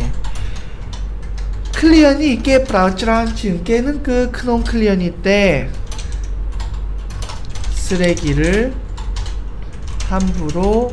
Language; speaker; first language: Korean; non-native, fluent; Khmer